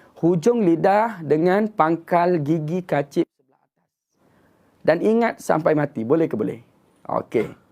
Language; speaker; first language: Malay; native; Malay